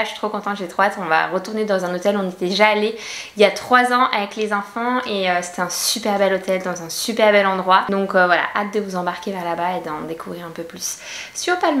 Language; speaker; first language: French; native; French